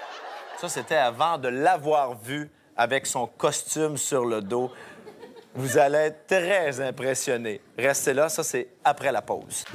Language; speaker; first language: French; native; French